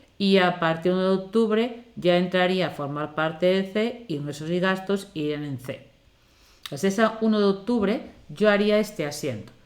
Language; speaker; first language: Spanish; native; Spanish